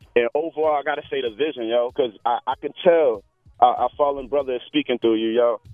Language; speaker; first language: English; native; English